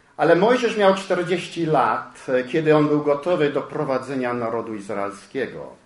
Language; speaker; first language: Polish; early bilingual, heritage; Polish